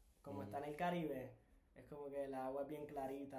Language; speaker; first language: Spanish; native; Spanish